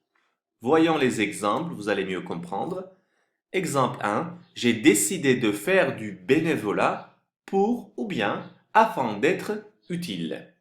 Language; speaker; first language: French; non-native, fluent; Turkish